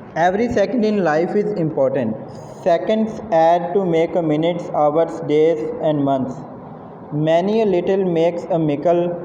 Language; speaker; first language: English; non-native, local second language; Punjabi